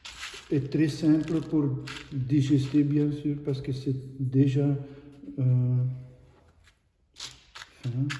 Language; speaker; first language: French; non-native, local second language; Dutch